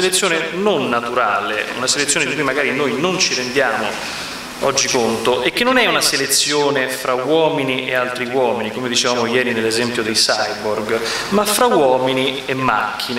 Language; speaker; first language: Italian; native; Italian